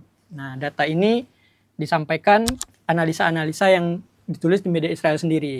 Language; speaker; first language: Indonesian; native; Indonesian